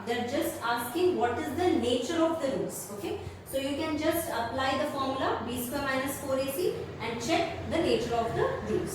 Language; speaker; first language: English; non-native, local second language; Hindi